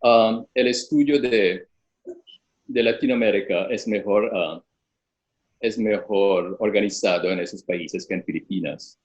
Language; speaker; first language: Spanish; non-native, fluent; Filipino